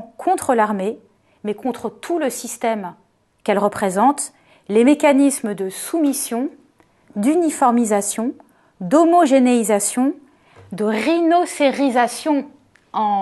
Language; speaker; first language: French; native; French